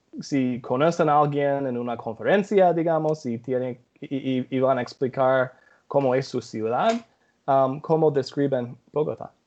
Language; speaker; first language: Spanish; non-native, learner; English